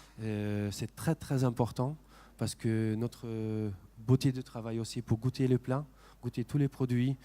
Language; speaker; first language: French; non-native, fluent; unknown